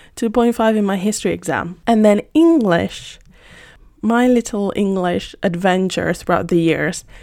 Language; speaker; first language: English; non-native, fluent; Spanish